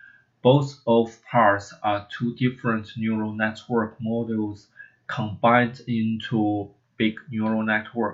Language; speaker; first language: English; non-native, learner; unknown